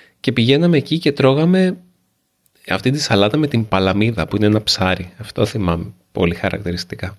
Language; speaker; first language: Greek; native; Greek